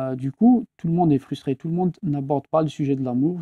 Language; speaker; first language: French; non-native, local second language; Kabyle